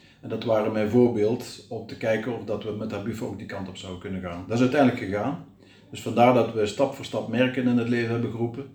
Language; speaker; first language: Dutch; native; Dutch